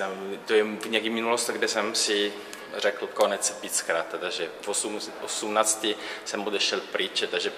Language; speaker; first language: Czech; non-native, learner; Italian